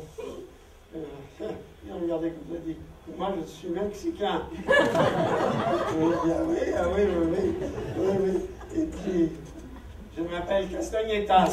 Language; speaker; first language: French; native; French